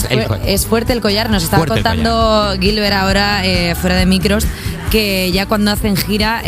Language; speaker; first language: Spanish; native; Spanish